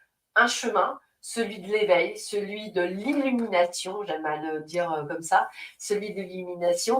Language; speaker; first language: French; native; French